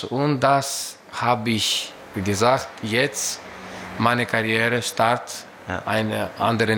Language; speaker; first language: German; non-native, fluent; Greek